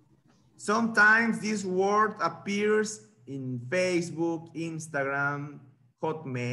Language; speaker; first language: English; non-native, fluent; Spanish